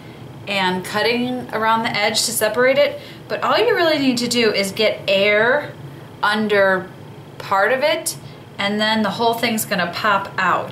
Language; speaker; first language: English; native; English